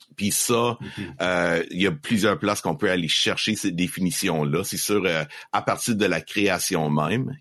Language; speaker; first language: French; native; French